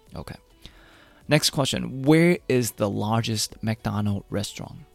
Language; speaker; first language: English; non-native, fluent; Chinese